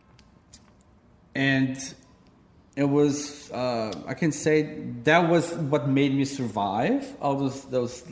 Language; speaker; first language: English; non-native, fluent; Portuguese